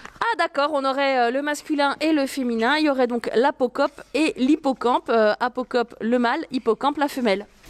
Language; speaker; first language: French; native; French